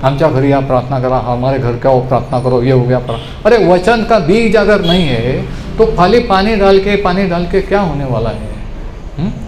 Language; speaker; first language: Hindi; non-native, local second language; Marathi